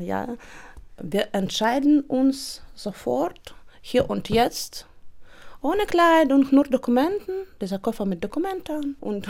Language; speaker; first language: German; non-native, learner; Russian